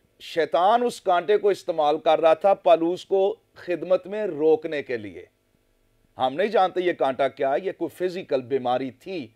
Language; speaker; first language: Urdu; non-native, local second language; Punjabi